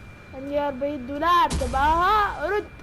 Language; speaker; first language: Arabic; native; Arabic